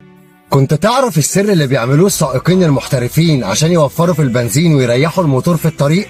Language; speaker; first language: Arabic; native; Arabic